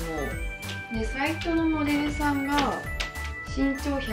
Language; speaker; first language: Japanese; native; Japanese